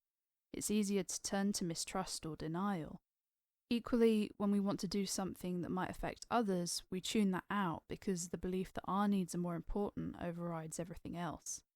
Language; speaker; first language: English; native; English